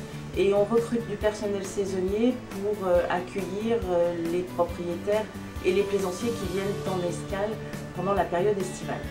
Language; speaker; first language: French; native; French